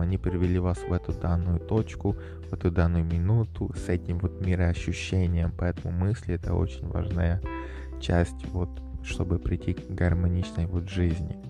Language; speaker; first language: Russian; native; Russian